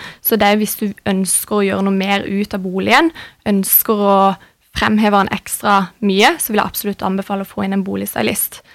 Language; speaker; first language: Norwegian; native; Norwegian